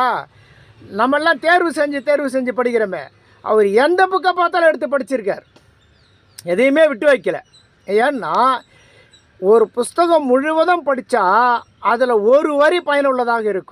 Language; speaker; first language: Tamil; native; Tamil